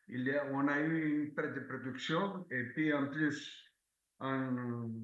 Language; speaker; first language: French; non-native, fluent; Greek